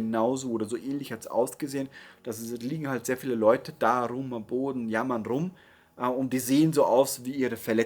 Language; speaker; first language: German; native; German